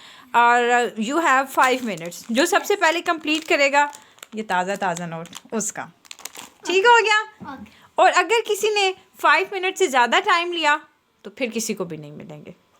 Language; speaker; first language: Urdu; native; Urdu